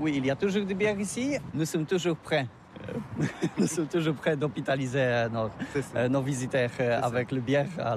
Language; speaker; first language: French; non-native, learner; Polish